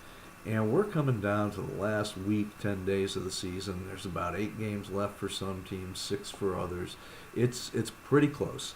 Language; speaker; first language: English; native; English